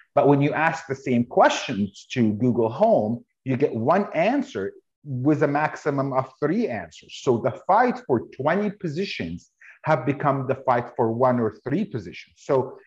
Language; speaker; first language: English; non-native, fluent; Arabic